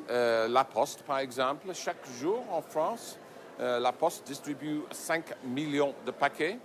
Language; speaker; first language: French; non-native, fluent; English